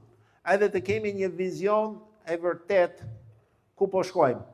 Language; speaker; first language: Albanian; non-native, fluent; English